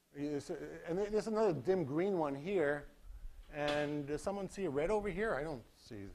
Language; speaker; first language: English; native; English